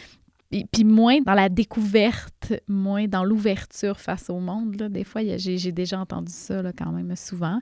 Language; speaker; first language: French; native; French